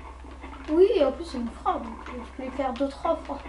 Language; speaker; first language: French; native; French